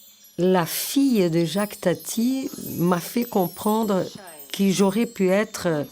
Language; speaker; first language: French; non-native, fluent; Portuguese